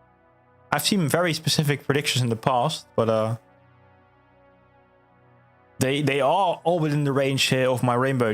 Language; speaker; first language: English; non-native, fluent; Dutch